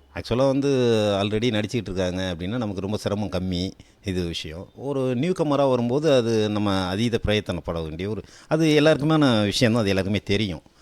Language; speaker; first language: Tamil; native; Tamil